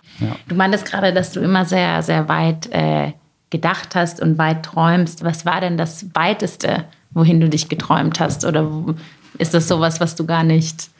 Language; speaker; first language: German; native; German